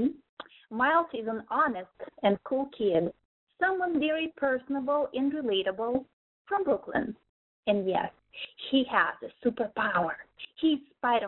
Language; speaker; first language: English; non-native, fluent; Russian